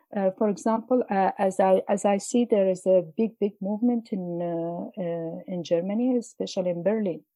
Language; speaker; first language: English; non-native, fluent; Arabic